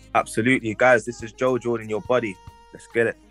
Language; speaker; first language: English; native; English